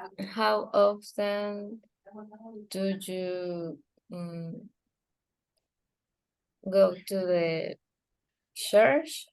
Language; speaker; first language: English; non-native, learner; Spanish